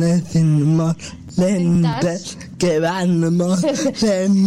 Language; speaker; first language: Catalan; non-native, local second language; Spanish